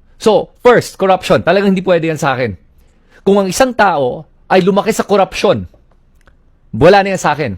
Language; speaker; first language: Filipino; native; Filipino